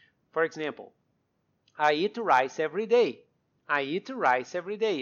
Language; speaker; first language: English; non-native, fluent; Portuguese